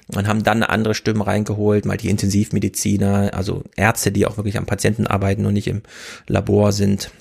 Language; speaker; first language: German; native; German